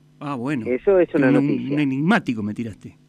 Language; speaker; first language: Spanish; native; Spanish